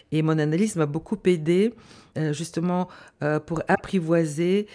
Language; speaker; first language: French; non-native, fluent; Bulgarian